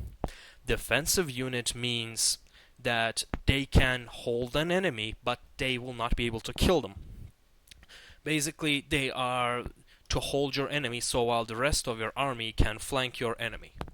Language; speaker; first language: English; non-native, fluent; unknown